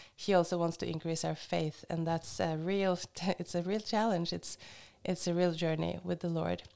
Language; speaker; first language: English; non-native, fluent; Norwegian